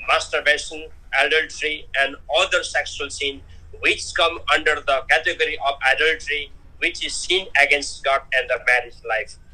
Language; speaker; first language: English; non-native, local second language; Nepali